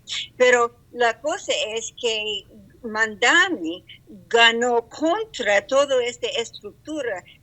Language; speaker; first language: Spanish; non-native, learner; English